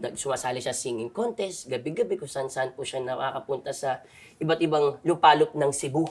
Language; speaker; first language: Filipino; non-native, local second language; Cebuano